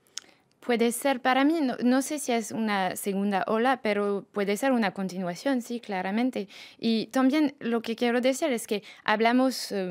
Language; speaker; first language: Spanish; non-native, fluent; French